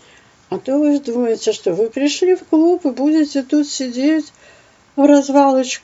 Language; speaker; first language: Russian; native; Russian